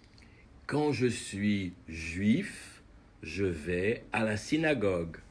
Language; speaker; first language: French; non-native, fluent; Portuguese